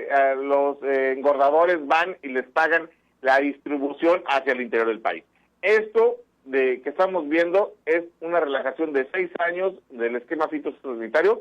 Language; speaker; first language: Spanish; native; Spanish